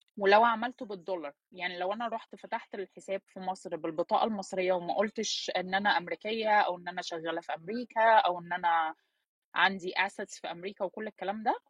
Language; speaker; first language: Arabic; early bilingual, heritage; Arabic